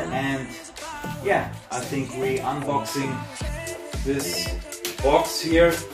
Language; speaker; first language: English; non-native, learner; German